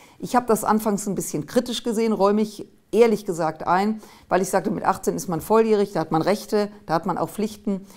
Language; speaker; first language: German; native; German